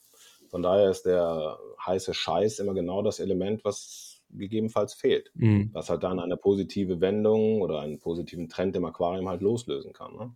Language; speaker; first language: German; native; German